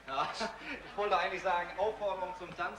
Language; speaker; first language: German; native; German